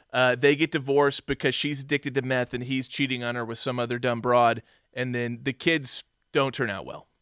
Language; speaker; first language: English; native; English